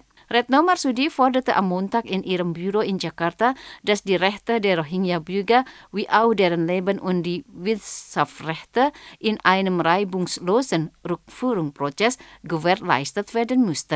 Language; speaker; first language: German; non-native, fluent; Indonesian